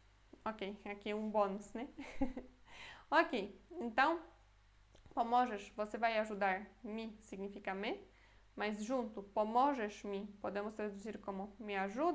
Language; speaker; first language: Portuguese; non-native, fluent; Polish